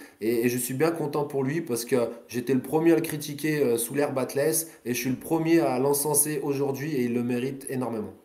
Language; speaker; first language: French; native; French